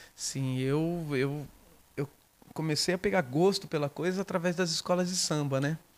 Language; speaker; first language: Portuguese; native; Portuguese